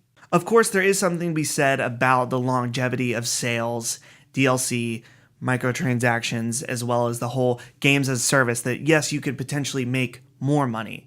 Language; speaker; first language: English; native; English